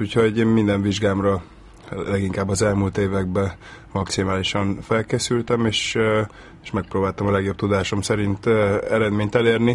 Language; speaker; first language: Hungarian; native; Hungarian